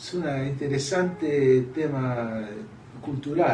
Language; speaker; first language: Spanish; non-native, fluent; English